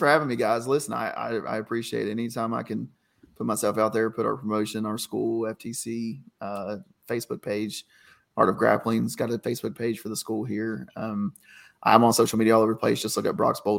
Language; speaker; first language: English; native; English